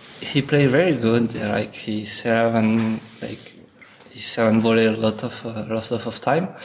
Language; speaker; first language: English; non-native, learner; French